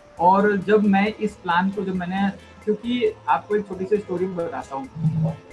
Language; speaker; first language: Hindi; early bilingual, other home language; Nepali